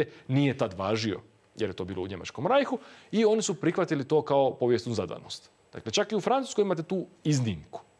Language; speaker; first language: Croatian; native; Croatian